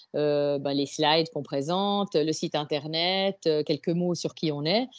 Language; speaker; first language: French; native; French